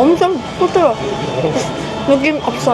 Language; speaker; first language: Korean; non-native, learner; Vietnamese